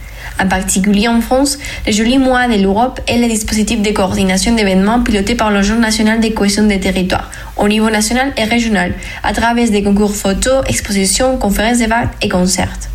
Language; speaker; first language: French; non-native, fluent; Spanish